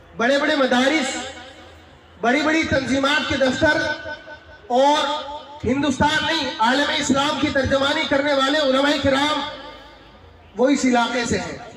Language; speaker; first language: Urdu; native; Urdu